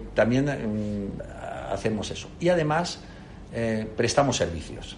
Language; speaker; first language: Spanish; native; Spanish